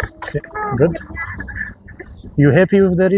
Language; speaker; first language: English; non-native, fluent; Romanian